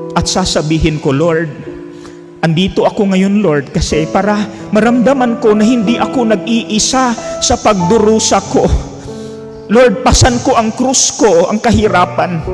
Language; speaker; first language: Filipino; non-native, local second language; Cebuano